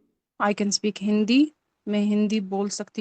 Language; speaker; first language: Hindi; non-native, learner; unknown